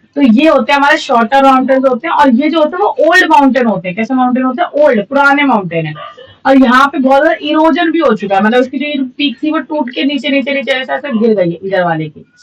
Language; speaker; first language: Hindi; native; Hindi